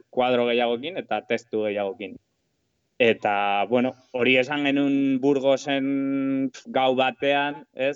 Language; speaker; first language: Basque; non-native, local second language; Spanish